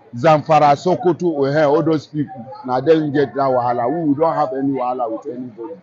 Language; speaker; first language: Nigerian Pidgin; non-native, local second language; Hausa